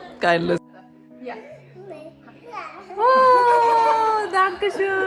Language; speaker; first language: German; non-native, learner; Telugu